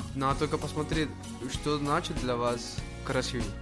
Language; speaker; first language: Russian; non-native, learner; Spanish